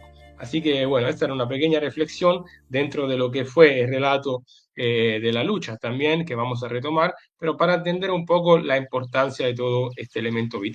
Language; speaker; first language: Spanish; native; Spanish